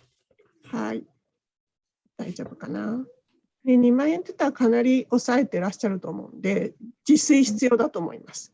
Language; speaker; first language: Japanese; native; Japanese